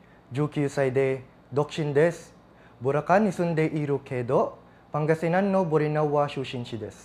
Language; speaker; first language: Japanese; non-native, learner; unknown